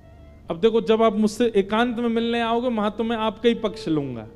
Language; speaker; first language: Hindi; native; Hindi